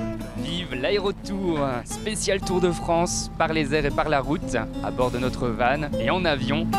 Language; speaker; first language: French; native; French